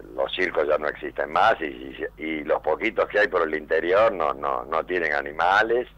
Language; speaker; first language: Spanish; native; Spanish